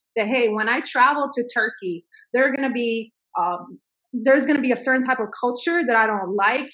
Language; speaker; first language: English; early bilingual, other home language; Swedish